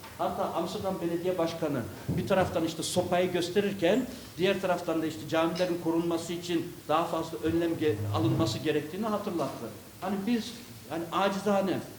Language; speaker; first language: Turkish; early bilingual, other home language; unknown